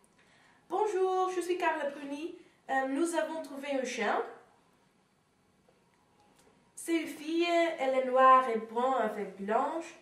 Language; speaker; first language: French; non-native, learner; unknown